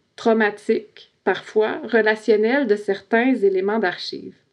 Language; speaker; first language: French; native; French